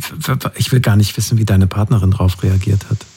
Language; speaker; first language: German; native; German